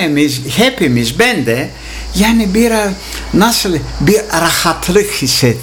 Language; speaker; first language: Turkish; non-native, local second language; Greek